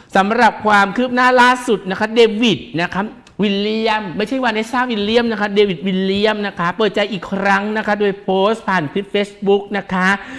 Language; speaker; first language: Thai; native; Thai